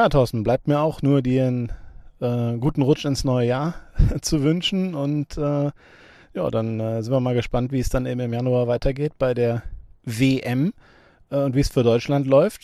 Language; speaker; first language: German; native; German